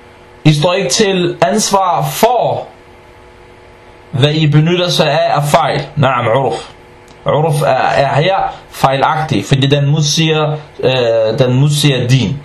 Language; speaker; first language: Danish; non-native, fluent; Arabic